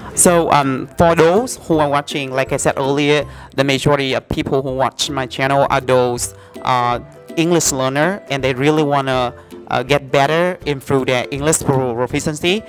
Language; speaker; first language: English; non-native, fluent; Vietnamese